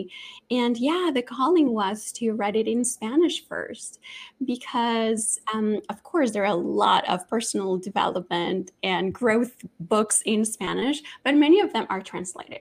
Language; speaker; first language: English; non-native, fluent; Spanish